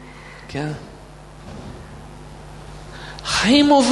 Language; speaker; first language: Hebrew; non-native, fluent; Russian